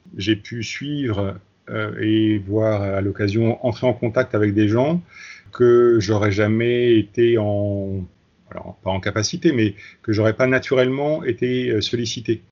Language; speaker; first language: French; native; French